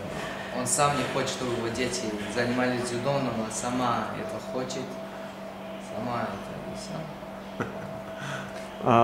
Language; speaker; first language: Russian; early bilingual, heritage; Hebrew